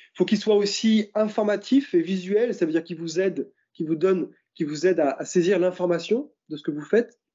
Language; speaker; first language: French; native; French